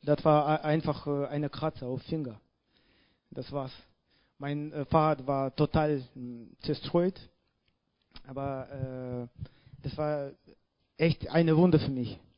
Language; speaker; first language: German; non-native, learner; Russian